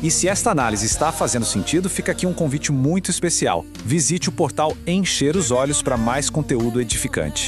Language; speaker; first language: Portuguese; native; Portuguese